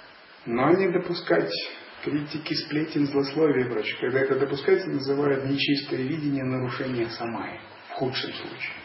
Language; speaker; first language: Russian; native; Russian